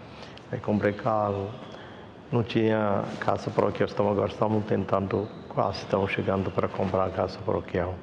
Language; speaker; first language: Portuguese; non-native, fluent; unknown